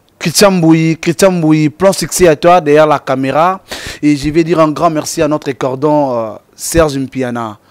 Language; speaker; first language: French; non-native, local second language; Lingala